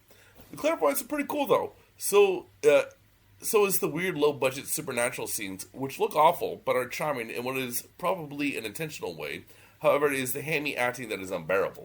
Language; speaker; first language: English; native; English